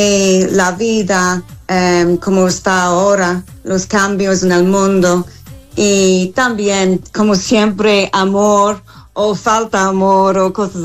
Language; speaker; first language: Spanish; non-native, fluent; English